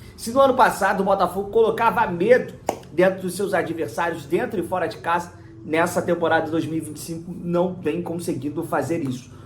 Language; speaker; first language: Portuguese; native; Portuguese